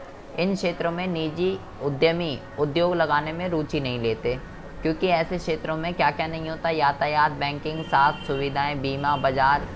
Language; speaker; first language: Hindi; native; Hindi